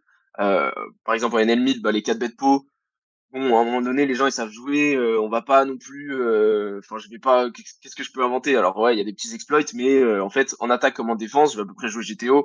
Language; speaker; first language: French; native; French